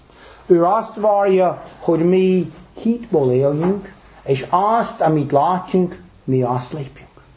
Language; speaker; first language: Hungarian; non-native, fluent; English